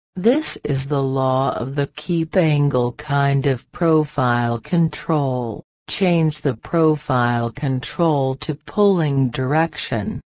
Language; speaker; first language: English; non-native, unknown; Persian